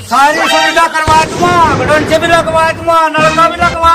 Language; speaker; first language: Hindi; native; Hindi